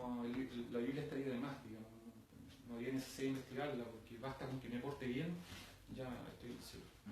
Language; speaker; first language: Spanish; native; Spanish